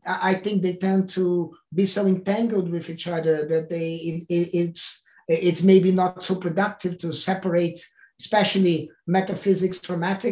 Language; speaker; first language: English; non-native, fluent; Portuguese